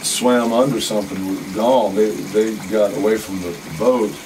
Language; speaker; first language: English; native; English